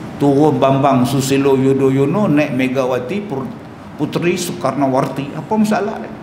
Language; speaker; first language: Malay; native; Malay